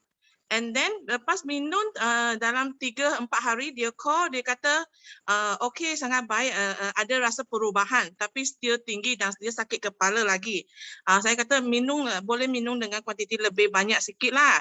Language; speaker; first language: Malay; non-native, local second language; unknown